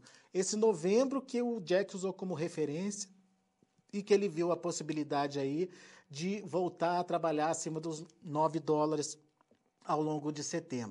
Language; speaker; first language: Portuguese; native; Portuguese